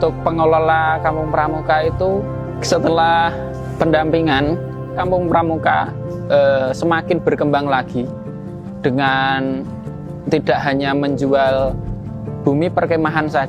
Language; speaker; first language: Indonesian; non-native, local second language; Javanese